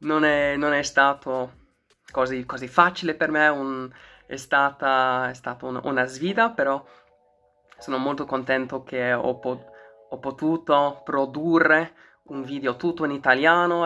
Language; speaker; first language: Italian; non-native, learner; English